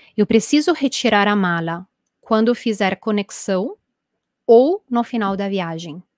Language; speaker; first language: Portuguese; non-native, fluent; Italian